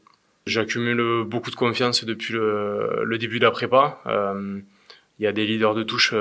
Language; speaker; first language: French; native; French